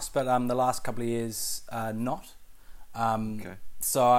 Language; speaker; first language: English; native; English